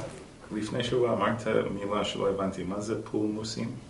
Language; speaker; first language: Hebrew; non-native, learner; English